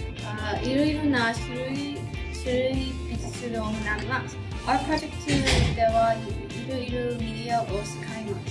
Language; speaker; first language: Japanese; non-native, learner; English